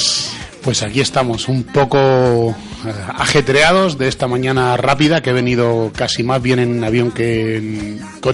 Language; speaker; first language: Spanish; native; Spanish